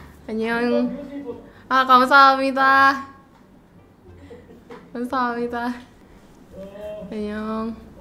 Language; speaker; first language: Korean; non-native, learner; Indonesian